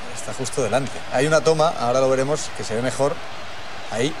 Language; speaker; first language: Spanish; native; Spanish